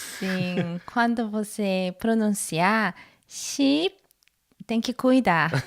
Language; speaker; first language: Portuguese; non-native, learner; Korean